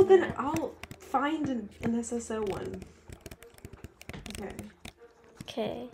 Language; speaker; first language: English; native; English